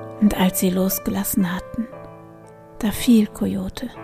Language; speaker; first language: German; native; German